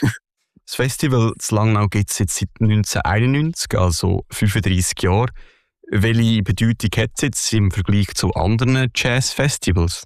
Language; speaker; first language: German; native; German